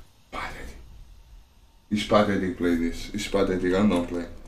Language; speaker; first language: English; non-native, learner; Spanish